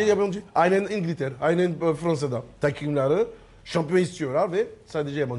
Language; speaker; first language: Turkish; non-native, learner; French